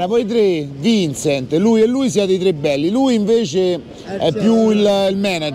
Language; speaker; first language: Italian; native; Italian